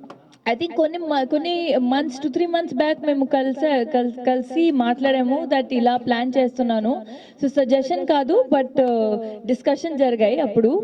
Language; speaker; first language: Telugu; non-native, fluent; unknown